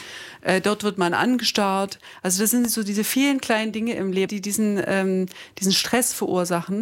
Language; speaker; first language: German; native; German